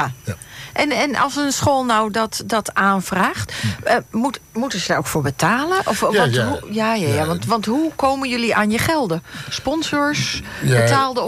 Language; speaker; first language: Dutch; native; Dutch